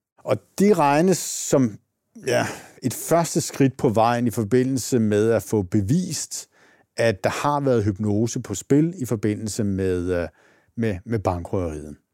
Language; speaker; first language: Danish; native; Danish